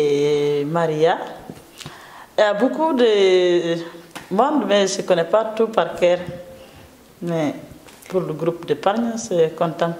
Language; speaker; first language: French; non-native, learner; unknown